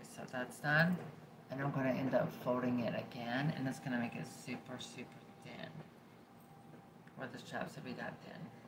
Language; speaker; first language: English; early bilingual, other home language; Spanish